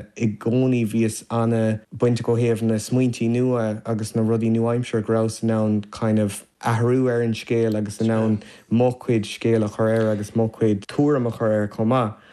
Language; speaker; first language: Irish; non-native, local second language; English